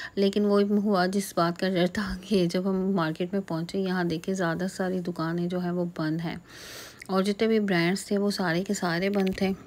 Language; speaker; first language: Urdu; native; Urdu